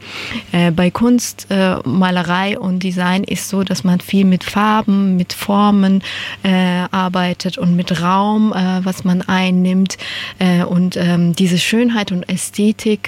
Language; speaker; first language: German; non-native, fluent; Persian